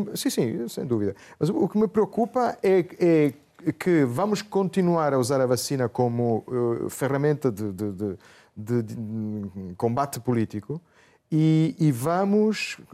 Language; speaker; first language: Portuguese; non-native, fluent; Italian